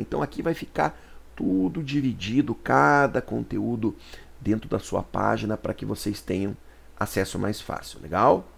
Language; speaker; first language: Portuguese; native; Portuguese